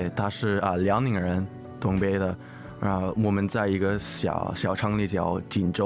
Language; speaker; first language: Chinese; early bilingual, heritage; English